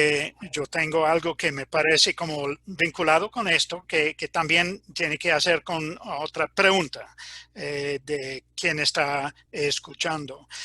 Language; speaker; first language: Spanish; non-native, fluent; English